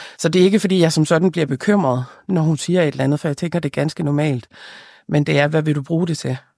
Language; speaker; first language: Danish; early bilingual, other home language; Lithuanian